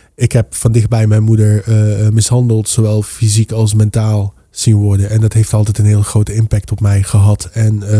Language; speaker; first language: Dutch; early bilingual, other home language; Papiamento